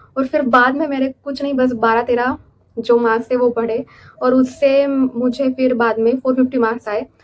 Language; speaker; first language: Hindi; non-native, local second language; Marathi